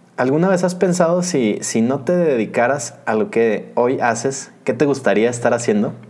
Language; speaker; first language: Spanish; native; Spanish